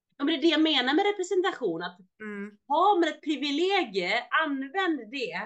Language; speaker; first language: Swedish; early bilingual, other home language; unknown